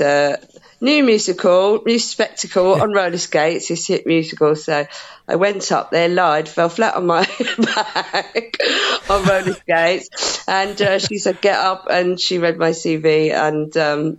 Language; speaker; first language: English; native; English